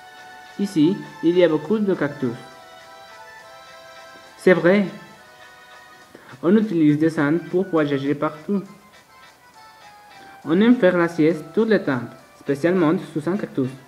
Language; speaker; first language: French; non-native, learner; Spanish